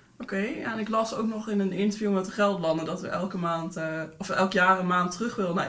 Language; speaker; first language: Dutch; native; Dutch